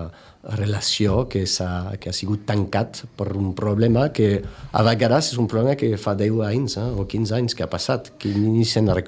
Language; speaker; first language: Catalan; non-native, fluent; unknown